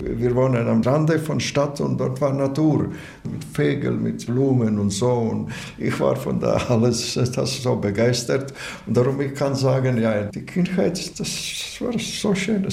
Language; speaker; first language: German; non-native, learner; Latvian